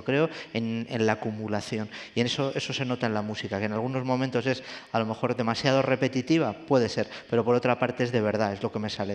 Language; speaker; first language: Spanish; native; Spanish